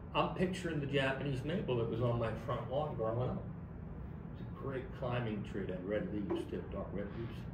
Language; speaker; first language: English; native; English